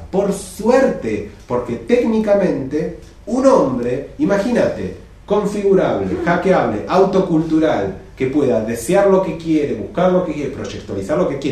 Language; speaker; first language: Spanish; native; Spanish